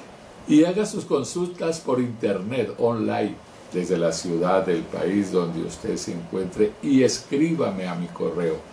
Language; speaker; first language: Spanish; native; Spanish